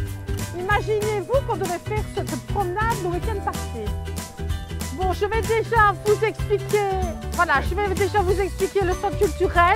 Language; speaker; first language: French; native; French